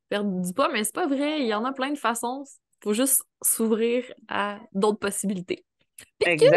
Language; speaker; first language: French; native; French